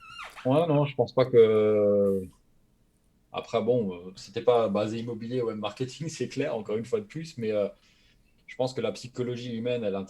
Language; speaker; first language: French; native; French